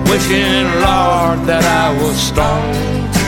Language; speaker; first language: English; early bilingual, other home language; Spanish